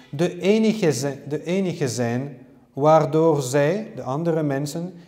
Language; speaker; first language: Dutch; non-native, learner; French